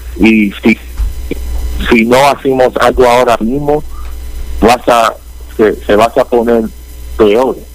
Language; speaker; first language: Spanish; early bilingual, heritage; Spanish